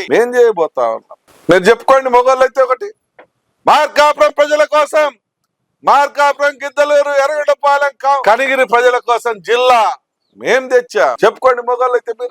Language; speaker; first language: Telugu; native; Telugu